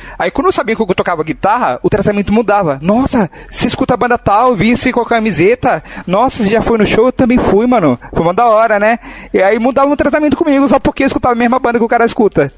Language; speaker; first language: Portuguese; native; Portuguese